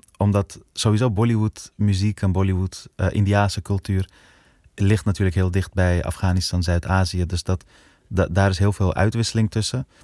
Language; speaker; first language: Dutch; early bilingual, other home language; Persian